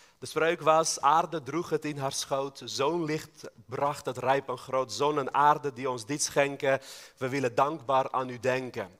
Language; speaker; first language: Dutch; non-native, fluent; Armenian